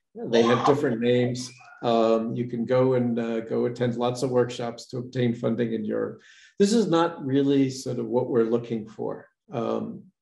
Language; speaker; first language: English; native; English